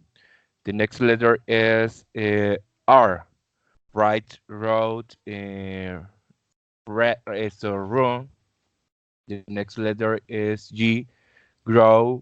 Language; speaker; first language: English; non-native, learner; Spanish